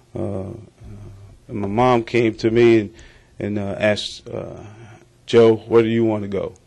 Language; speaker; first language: English; native; English